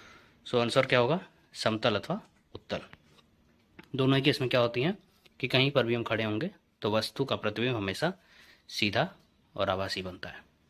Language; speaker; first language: Hindi; native; Hindi